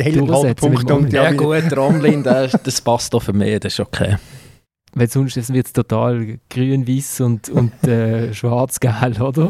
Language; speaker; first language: German; native; German